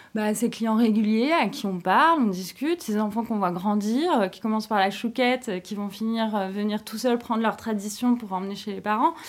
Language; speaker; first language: French; native; French